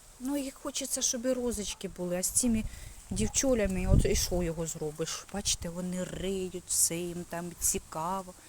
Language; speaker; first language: Ukrainian; native; Ukrainian